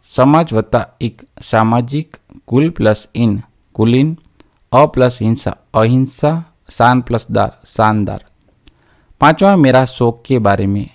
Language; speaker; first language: Hindi; non-native, local second language; Gujarati